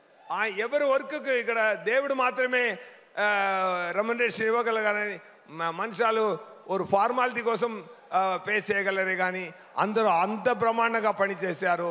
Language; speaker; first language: Telugu; non-native, local second language; Tamil